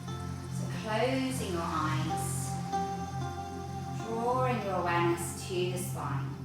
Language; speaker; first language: English; native; English